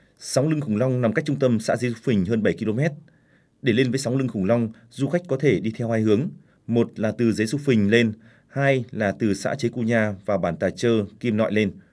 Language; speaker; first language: Vietnamese; native; Vietnamese